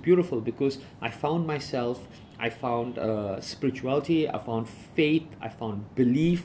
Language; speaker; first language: English; native; English